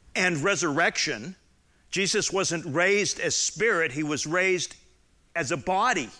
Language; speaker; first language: English; native; English